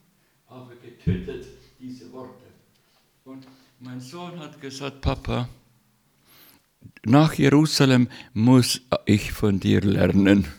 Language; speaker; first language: German; non-native, learner; Estonian